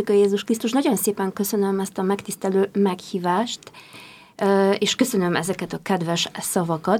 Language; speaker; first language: Hungarian; non-native, fluent; Polish